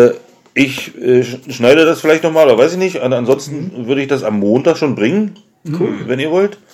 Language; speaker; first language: German; native; German